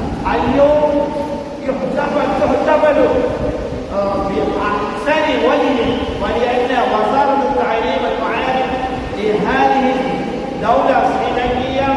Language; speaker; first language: Arabic; non-native, learner; Tamil